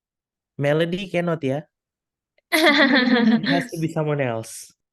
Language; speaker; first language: English; non-native, fluent; Indonesian